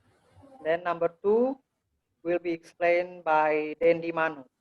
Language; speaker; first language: English; non-native, learner; Indonesian